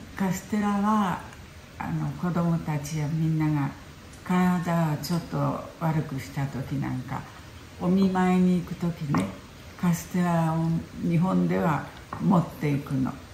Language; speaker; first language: Japanese; early bilingual, heritage; Japanese